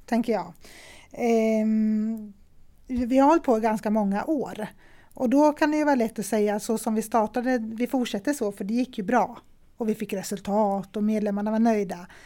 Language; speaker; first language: Swedish; native; Swedish